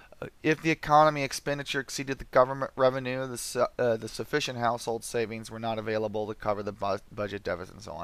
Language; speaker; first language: English; native; English